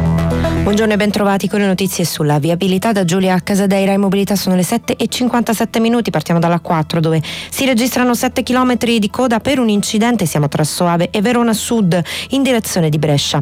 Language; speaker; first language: Italian; native; Italian